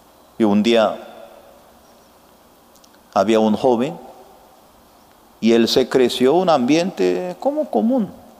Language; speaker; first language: Spanish; non-native, learner; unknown